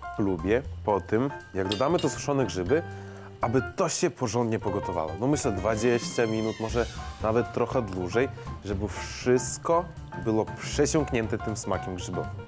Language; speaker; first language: Polish; native; Polish